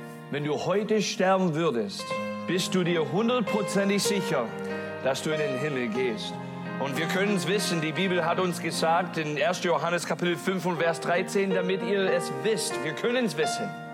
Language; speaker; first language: German; early bilingual, other home language; English